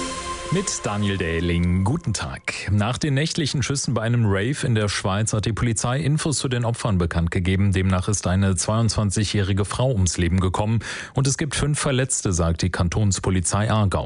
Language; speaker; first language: German; native; German